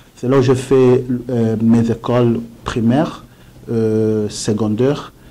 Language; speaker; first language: French; non-native, local second language; Swahili